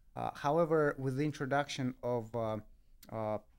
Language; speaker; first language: English; non-native, fluent; Russian